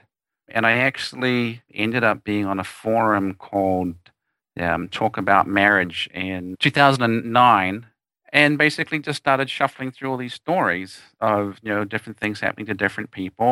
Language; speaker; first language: English; native; English